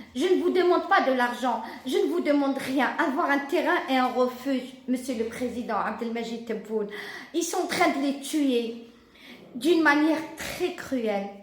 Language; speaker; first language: French; non-native, local second language; Arabic